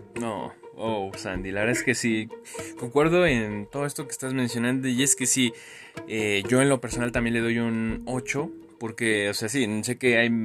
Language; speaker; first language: Spanish; native; Spanish